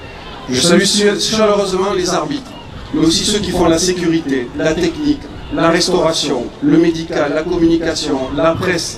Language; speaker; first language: French; native; French